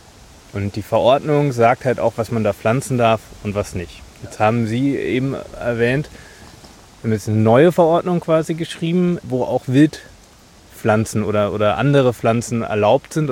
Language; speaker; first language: German; native; German